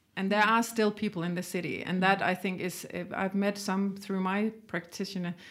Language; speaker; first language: English; non-native, fluent; Danish